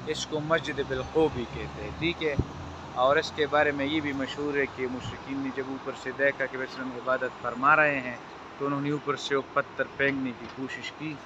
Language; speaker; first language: Urdu; non-native, local second language; Pashto